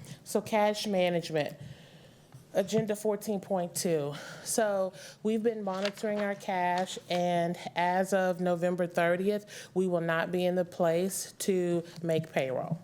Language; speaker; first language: English; native; English